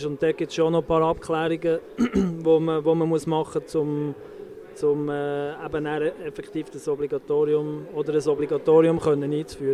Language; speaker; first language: German; native; German